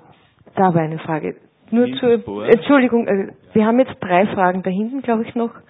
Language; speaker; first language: German; native; German